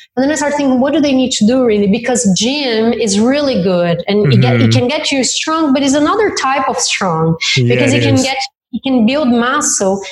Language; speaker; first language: English; non-native, fluent; Portuguese